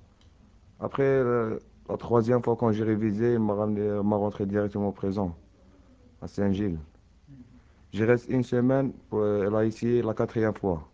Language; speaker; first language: French; non-native, learner; Arabic